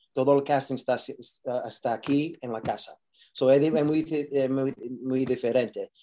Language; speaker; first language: Spanish; early bilingual, heritage; Spanish